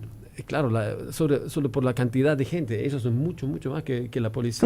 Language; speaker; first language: Spanish; non-native, fluent; German